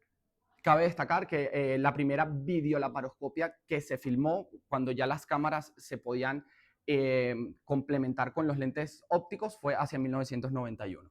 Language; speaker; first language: Spanish; native; Spanish